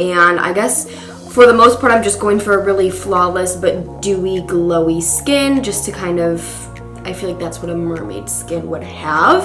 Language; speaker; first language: English; native; English